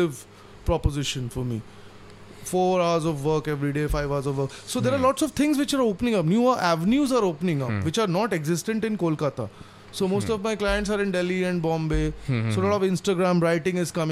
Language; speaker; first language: English; non-native, local second language; Bangla